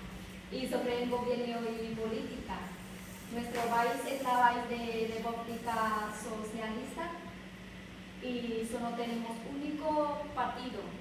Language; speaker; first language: Spanish; non-native, learner; Vietnamese